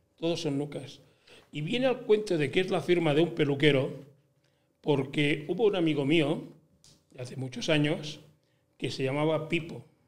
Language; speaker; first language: Spanish; native; Spanish